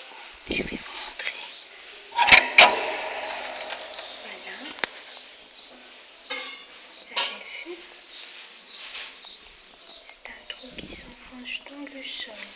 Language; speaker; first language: French; non-native, local second language; Arabic